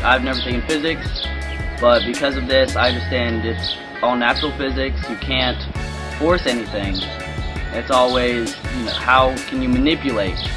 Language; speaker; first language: English; native; English